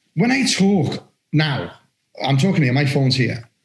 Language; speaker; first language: English; native; English